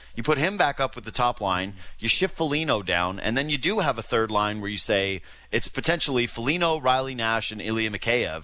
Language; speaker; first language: English; native; English